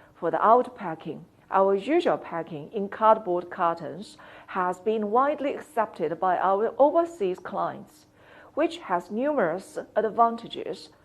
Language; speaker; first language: English; non-native, fluent; Chinese